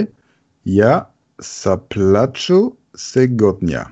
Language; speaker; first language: Russian; non-native, learner; German